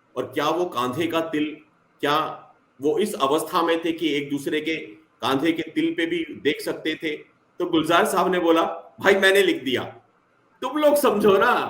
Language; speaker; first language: Hindi; native; Hindi